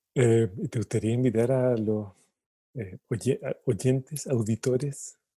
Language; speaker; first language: Spanish; native; Spanish